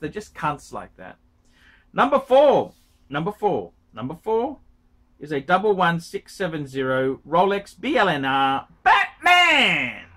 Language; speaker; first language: English; native; English